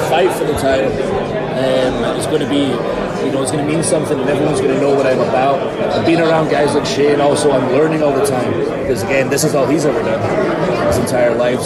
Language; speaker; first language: English; native; English